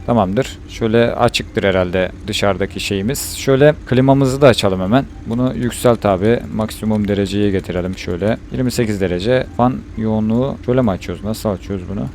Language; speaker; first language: Turkish; native; Turkish